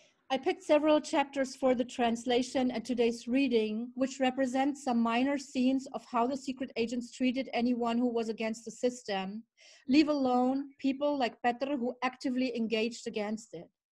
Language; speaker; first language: English; early bilingual, other home language; Czech